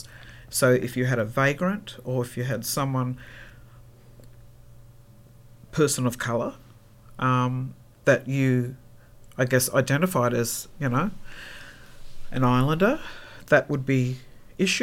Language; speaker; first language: English; native; English